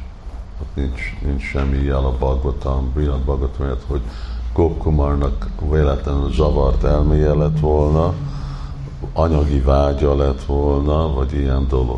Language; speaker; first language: Hungarian; early bilingual, heritage; Hungarian